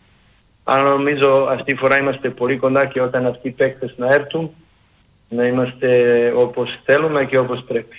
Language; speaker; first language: Greek; non-native, learner; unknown